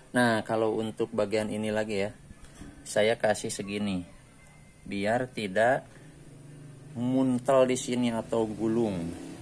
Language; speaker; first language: Indonesian; non-native, local second language; Sundanese